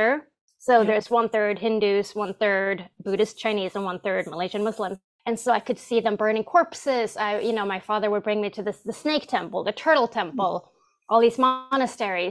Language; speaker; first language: English; non-native, fluent; Swedish